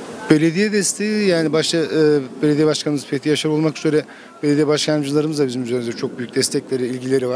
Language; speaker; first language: Turkish; native; Turkish